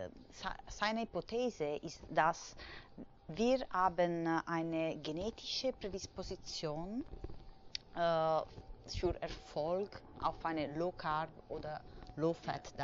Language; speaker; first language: German; non-native, fluent; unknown